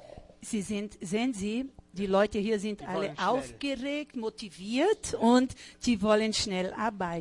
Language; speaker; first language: German; non-native, fluent; Portuguese